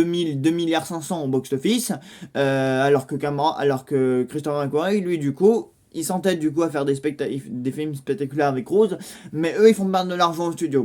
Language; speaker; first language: French; native; French